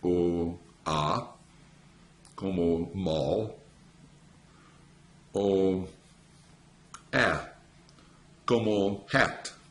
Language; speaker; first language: Portuguese; non-native, learner; English